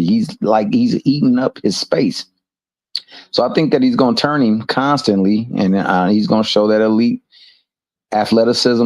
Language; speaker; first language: English; native; English